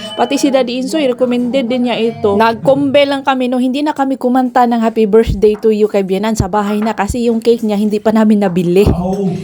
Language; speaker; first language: Filipino; non-native, local second language; Cebuano